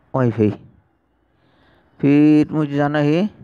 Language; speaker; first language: Hindi; non-native, learner; Bangla